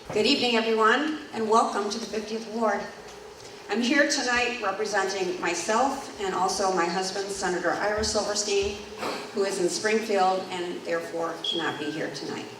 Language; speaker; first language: English; native; English